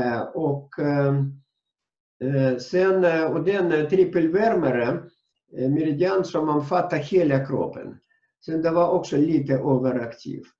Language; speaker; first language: Swedish; non-native, fluent; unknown